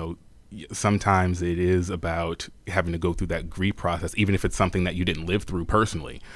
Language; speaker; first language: English; native; English